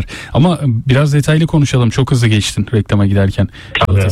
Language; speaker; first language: Turkish; native; Turkish